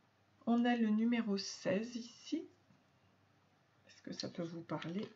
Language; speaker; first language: French; native; French